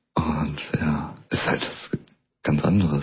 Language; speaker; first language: German; native; German